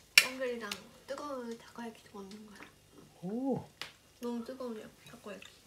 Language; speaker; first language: Korean; non-native, fluent; Japanese